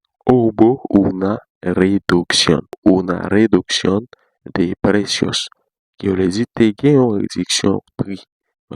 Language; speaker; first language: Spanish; non-native, learner; Haitian Creole